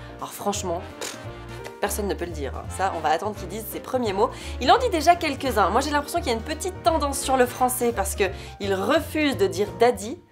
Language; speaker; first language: French; native; French